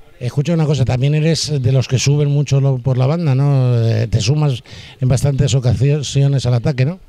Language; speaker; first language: Spanish; native; Spanish